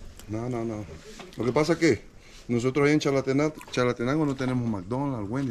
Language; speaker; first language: Spanish; native; Spanish